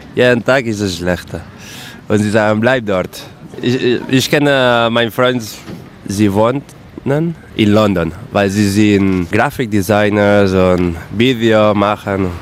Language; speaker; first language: German; non-native, learner; Catalan